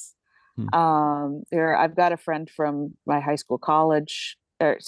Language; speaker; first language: English; native; English